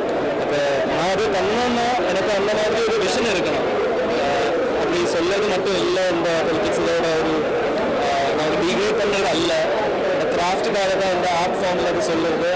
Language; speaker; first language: Tamil; non-native, learner; Malayalam